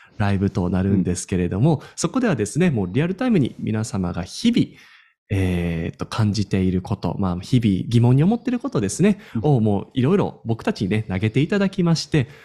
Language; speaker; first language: Japanese; native; Japanese